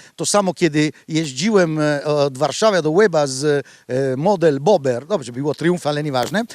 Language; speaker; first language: Polish; non-native, learner; Italian